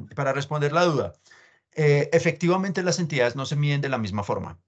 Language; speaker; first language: Spanish; native; Spanish